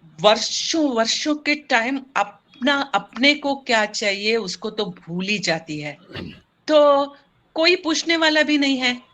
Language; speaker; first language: Hindi; non-native, local second language; Kannada